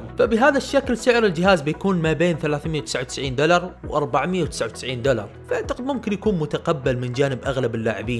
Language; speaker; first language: Arabic; native; Arabic